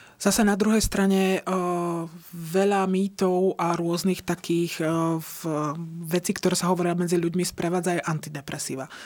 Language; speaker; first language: Slovak; native; Slovak